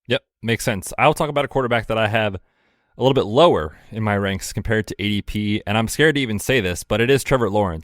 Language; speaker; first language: English; native; English